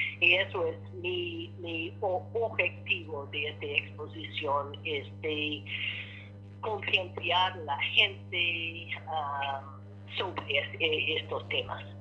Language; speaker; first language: Spanish; non-native, learner; English